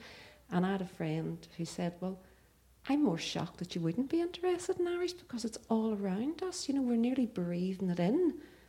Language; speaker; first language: English; native; English